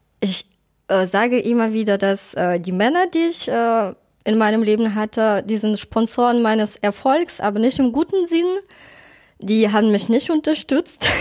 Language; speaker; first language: German; non-native, fluent; Russian